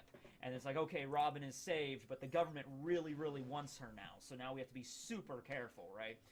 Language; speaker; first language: English; native; English